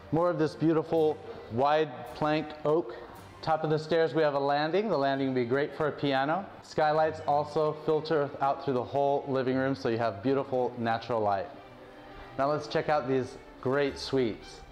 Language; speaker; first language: English; native; English